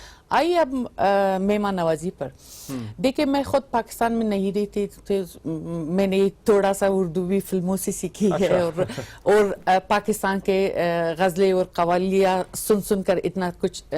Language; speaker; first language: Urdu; non-native, learner; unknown